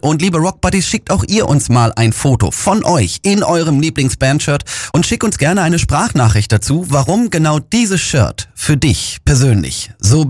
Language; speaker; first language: German; native; German